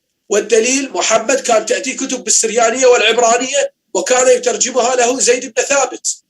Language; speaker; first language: Arabic; native; Arabic